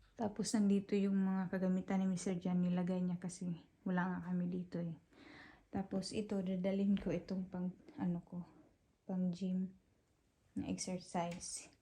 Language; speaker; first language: Filipino; non-native, local second language; Cebuano